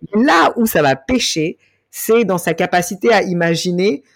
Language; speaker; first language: French; native; French